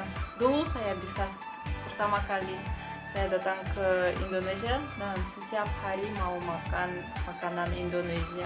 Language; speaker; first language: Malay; non-native, learner; Russian